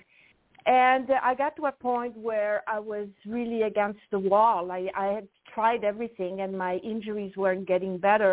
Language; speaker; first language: English; non-native, fluent; French